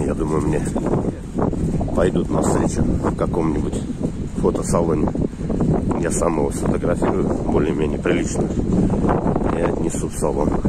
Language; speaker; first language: Russian; native; Russian